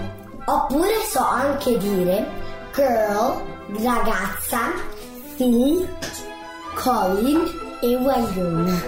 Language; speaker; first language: Italian; early bilingual, heritage; Italian